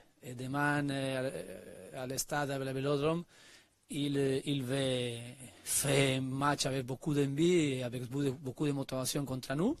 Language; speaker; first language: French; non-native, learner; Spanish